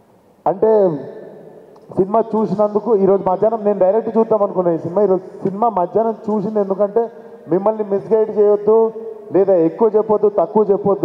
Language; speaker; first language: Telugu; native; Telugu